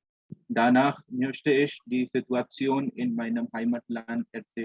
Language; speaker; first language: German; non-native, fluent; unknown